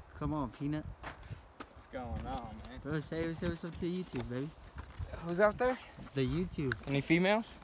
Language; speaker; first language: English; native; English